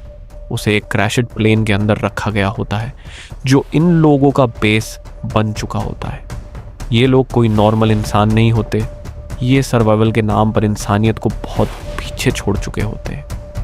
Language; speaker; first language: Hindi; native; Hindi